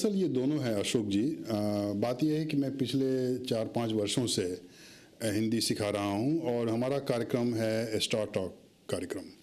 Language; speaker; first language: Hindi; native; Hindi